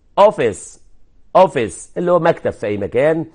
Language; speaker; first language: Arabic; native; Arabic